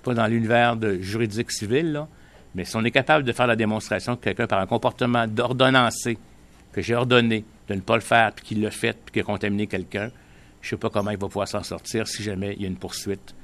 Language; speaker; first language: French; native; French